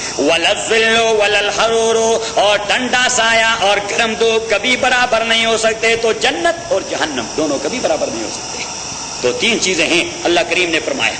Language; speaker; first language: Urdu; non-native, local second language; Pashto